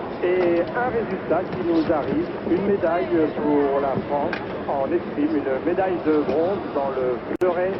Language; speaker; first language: French; native; French